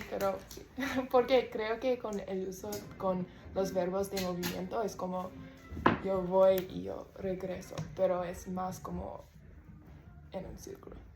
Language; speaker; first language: Spanish; non-native, learner; English